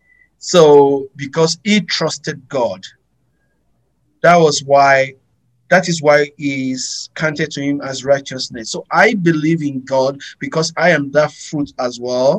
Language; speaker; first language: English; non-native, local second language; Yoruba